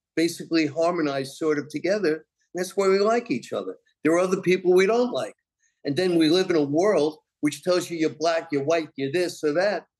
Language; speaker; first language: English; native; English